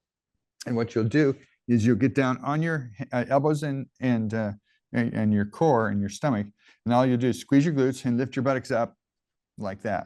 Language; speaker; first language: English; native; English